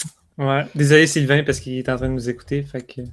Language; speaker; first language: French; native; French